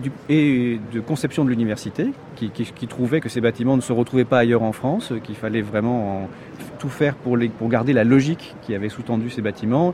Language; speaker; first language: French; native; French